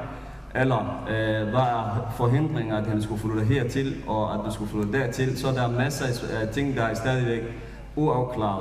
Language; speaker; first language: Danish; non-native, fluent; Somali